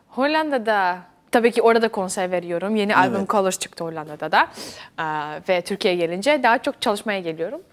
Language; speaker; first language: Turkish; early bilingual, heritage; Dutch